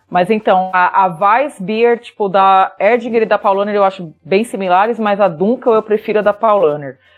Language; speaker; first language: Portuguese; native; Portuguese